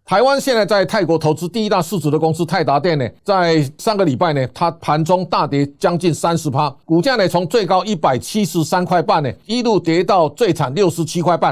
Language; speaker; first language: Chinese; native; Chinese